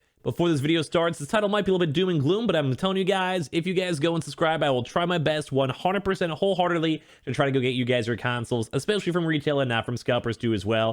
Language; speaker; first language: English; native; English